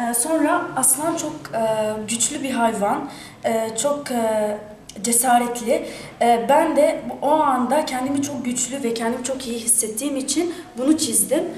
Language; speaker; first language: Turkish; early bilingual, other home language; Arabic